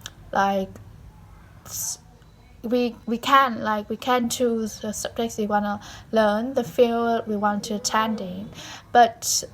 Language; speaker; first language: English; non-native, learner; Vietnamese